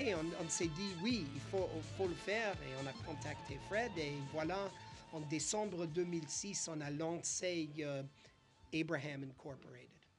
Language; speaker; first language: French; non-native, fluent; English